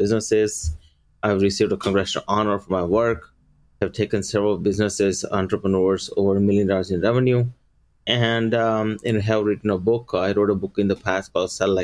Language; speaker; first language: English; early bilingual, other home language; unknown